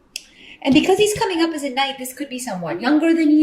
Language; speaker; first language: English; native; English